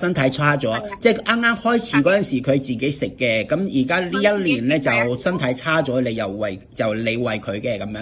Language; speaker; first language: Cantonese; native; Cantonese